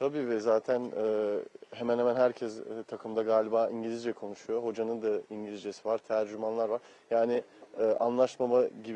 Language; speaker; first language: Turkish; early bilingual, heritage; Turkish